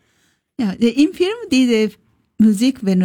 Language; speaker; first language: German; non-native, learner; Japanese